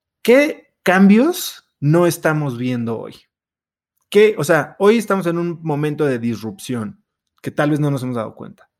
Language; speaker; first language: Spanish; native; Spanish